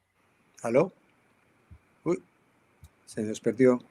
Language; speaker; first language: Spanish; native; Spanish